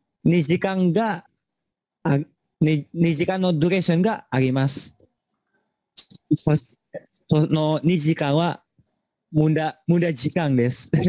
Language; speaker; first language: Japanese; non-native, learner; Indonesian